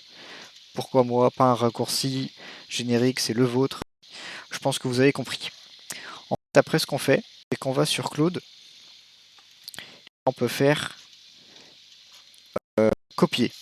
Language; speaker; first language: French; native; French